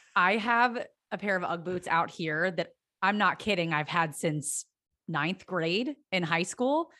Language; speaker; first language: English; native; English